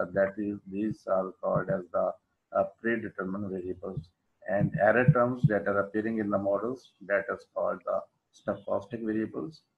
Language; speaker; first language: English; non-native, local second language; Urdu